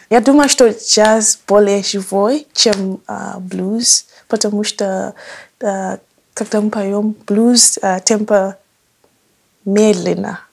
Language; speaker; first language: Russian; non-native, learner; English